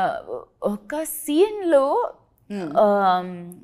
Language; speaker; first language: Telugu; non-native, learner; Tulu